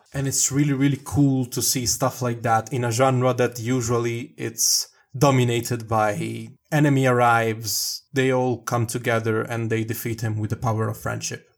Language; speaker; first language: English; non-native, fluent; Italian